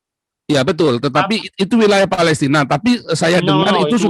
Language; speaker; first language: Indonesian; native; Indonesian